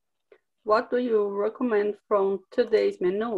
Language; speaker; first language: English; non-native, learner; Portuguese